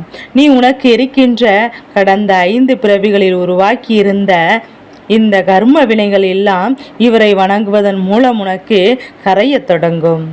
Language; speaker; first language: Tamil; native; Tamil